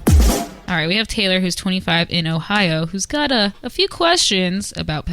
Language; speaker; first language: English; native; English